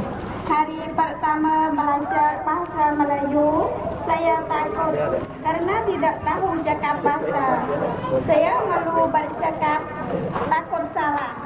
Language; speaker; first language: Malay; non-native, learner; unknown